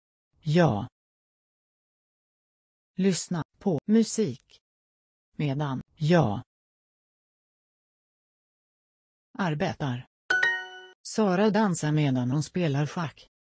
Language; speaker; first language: Swedish; non-native, learner; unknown